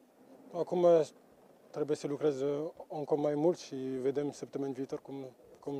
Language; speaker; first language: Romanian; non-native, learner; French